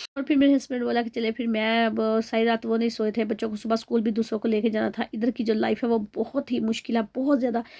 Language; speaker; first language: Urdu; non-native, local second language; Punjabi